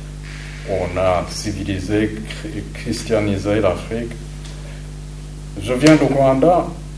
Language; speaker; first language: French; non-native, local second language; Kinyarwanda